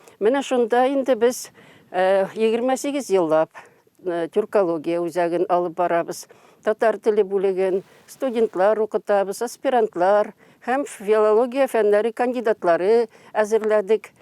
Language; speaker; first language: Tatar; native; Tatar